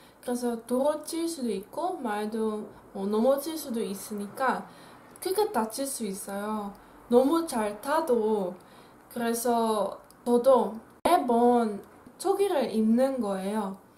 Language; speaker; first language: Korean; non-native, fluent; Dutch